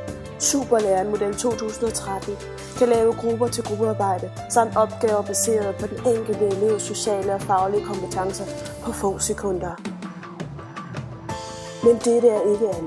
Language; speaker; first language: Danish; native; Danish